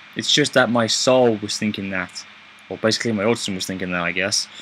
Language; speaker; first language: English; native; English